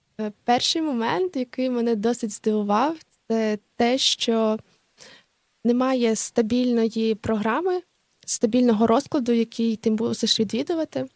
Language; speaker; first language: Ukrainian; native; Ukrainian